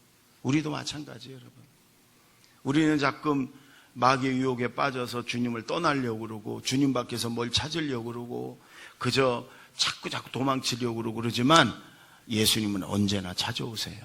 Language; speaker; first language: Korean; native; Korean